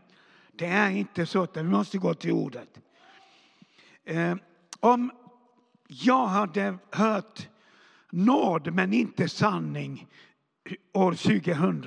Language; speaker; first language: Swedish; non-native, fluent; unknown